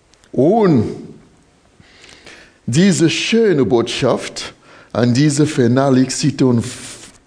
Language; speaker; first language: German; non-native, fluent; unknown